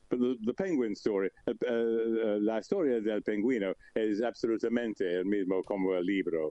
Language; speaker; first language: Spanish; non-native, learner; English